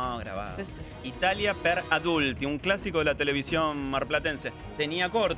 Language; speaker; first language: Spanish; native; Spanish